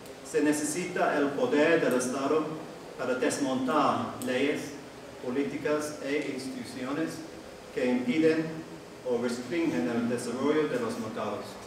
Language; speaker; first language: Spanish; non-native, fluent; English